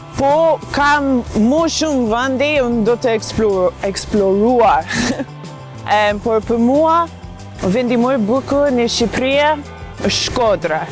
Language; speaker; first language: Albanian; non-native, learner; English